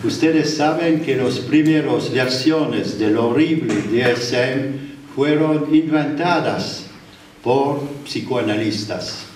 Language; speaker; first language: Spanish; non-native, learner; French